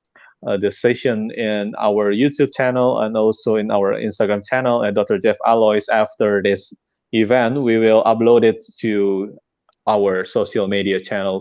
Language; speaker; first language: English; non-native, fluent; Indonesian